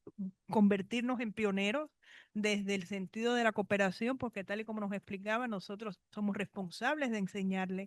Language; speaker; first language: Spanish; native; Spanish